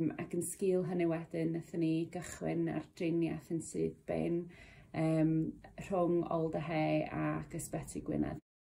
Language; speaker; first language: Welsh; native; Welsh